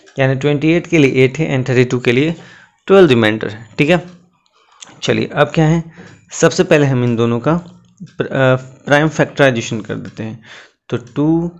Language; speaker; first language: Hindi; native; Hindi